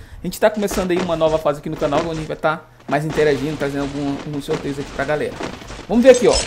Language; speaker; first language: Portuguese; native; Portuguese